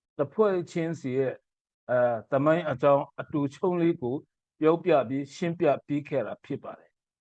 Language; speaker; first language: Burmese; non-native, local second language; Hakha Chin